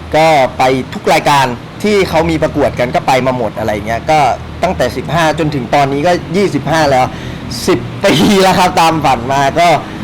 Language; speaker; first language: Thai; native; Thai